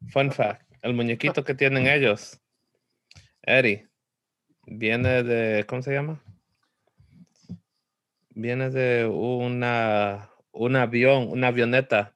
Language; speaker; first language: Spanish; early bilingual, heritage; Spanish